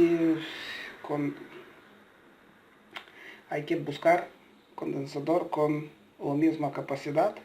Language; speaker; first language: Spanish; non-native, learner; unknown